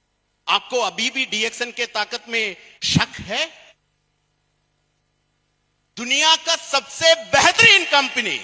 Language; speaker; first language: Hindi; non-native, fluent; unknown